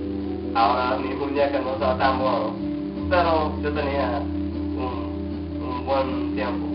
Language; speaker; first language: Spanish; non-native, learner; English